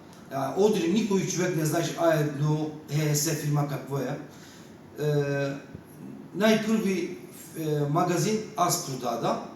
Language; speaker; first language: Bulgarian; non-native, learner; Turkish